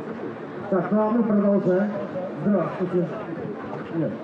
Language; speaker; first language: Russian; native; Russian